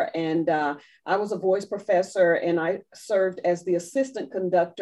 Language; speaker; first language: English; native; English